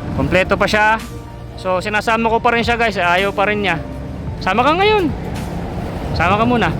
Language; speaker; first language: Filipino; native; Filipino